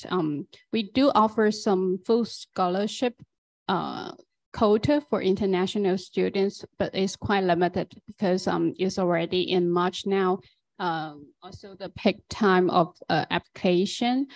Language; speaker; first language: English; non-native, fluent; Chinese